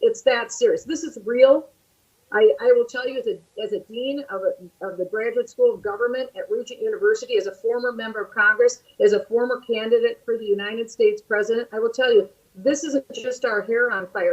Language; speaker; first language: English; native; English